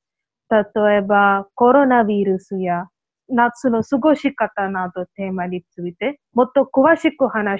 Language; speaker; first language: Japanese; non-native, learner; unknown